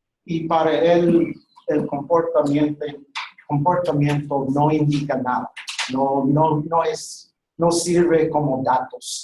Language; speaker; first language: Spanish; non-native, fluent; English